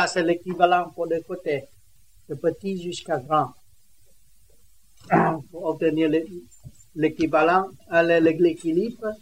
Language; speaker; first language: French; non-native, learner; Vietnamese